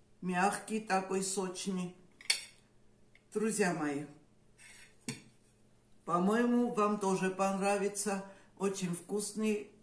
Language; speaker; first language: Russian; non-native, fluent; Armenian